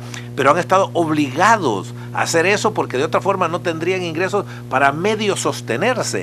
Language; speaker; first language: Spanish; native; Spanish